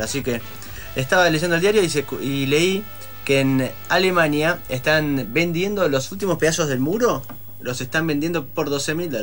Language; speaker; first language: Spanish; native; Spanish